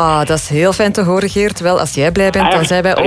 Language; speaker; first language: Dutch; native; Dutch